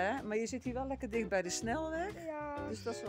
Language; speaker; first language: Dutch; native; Dutch